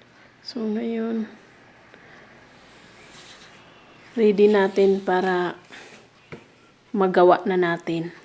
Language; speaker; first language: Filipino; native; Filipino